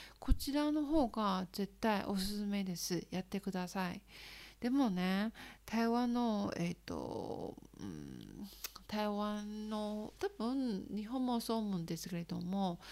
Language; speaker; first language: Japanese; non-native, learner; Chinese